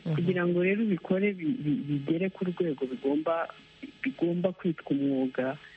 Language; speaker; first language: Kinyarwanda; native; Kinyarwanda